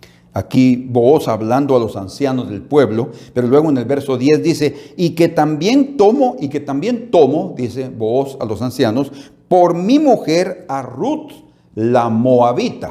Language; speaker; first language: Spanish; native; Spanish